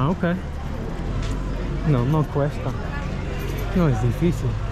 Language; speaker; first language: Spanish; non-native, learner; English